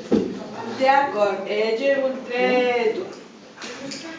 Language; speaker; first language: French; non-native, learner; Spanish